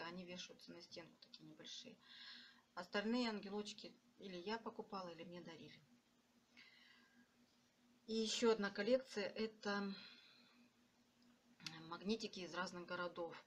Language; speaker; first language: Russian; native; Russian